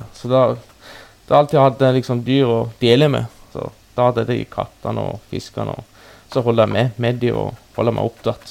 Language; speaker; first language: Norwegian; early bilingual, other home language; Persian